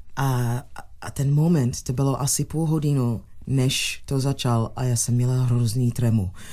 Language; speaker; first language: Czech; non-native, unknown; English